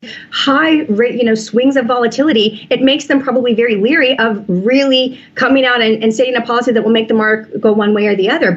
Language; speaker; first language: English; native; English